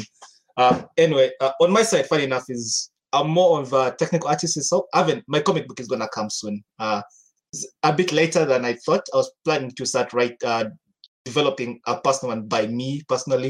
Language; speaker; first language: English; non-native, local second language; Ganda